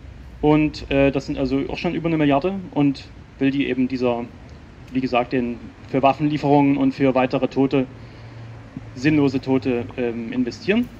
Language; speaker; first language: German; native; German